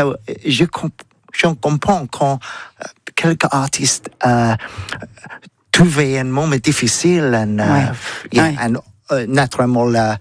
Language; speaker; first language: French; non-native, learner; English